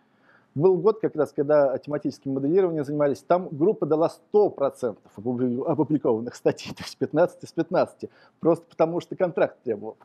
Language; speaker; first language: Russian; native; Russian